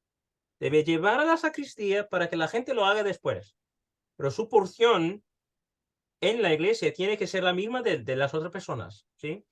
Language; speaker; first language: Spanish; early bilingual, heritage; Spanish